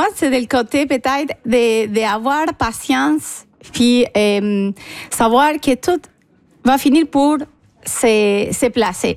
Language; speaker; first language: French; non-native, fluent; Spanish